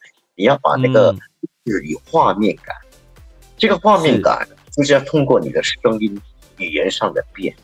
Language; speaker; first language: Chinese; native; Chinese